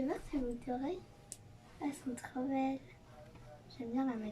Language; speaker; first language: French; native; French